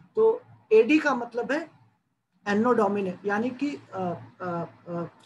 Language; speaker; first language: Hindi; native; Hindi